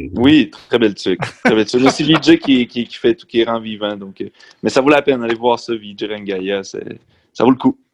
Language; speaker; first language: French; native; French